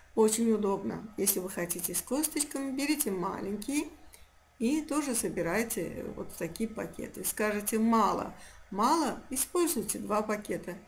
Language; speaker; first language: Russian; non-native, local second language; Azerbaijani